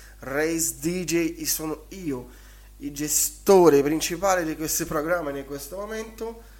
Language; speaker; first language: Italian; non-native, fluent; Portuguese